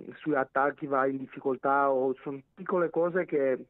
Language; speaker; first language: Italian; non-native, fluent; Armenian